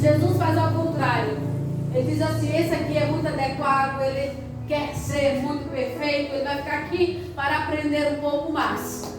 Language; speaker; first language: Portuguese; native; Portuguese